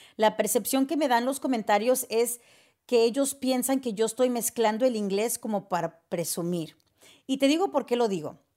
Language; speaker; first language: Spanish; early bilingual, heritage; Spanish